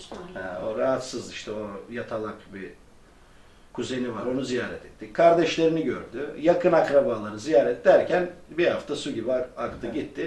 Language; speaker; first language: Turkish; early bilingual, other home language; Albanian